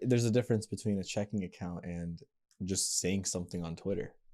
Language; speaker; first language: English; native; English